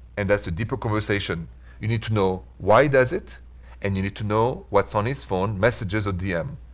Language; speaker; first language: English; non-native, fluent; French